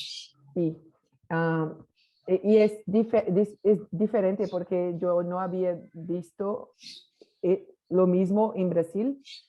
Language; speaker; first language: Spanish; non-native, learner; Portuguese